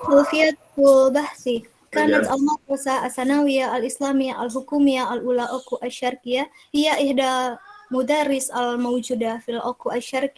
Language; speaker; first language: Arabic; non-native, learner; Indonesian